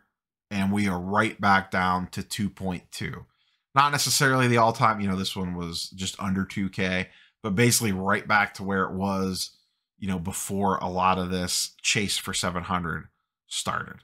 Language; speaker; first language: English; native; English